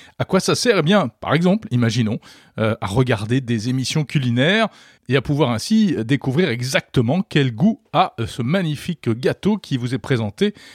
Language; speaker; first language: French; native; French